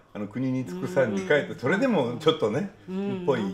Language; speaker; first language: Japanese; native; Japanese